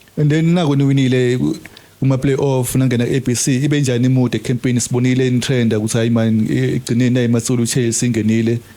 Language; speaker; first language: Zulu; non-native, local second language; Swati